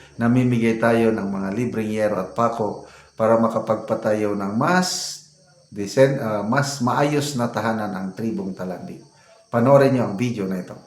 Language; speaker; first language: Filipino; non-native, local second language; Cebuano